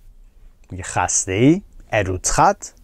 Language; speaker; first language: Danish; non-native, fluent; Persian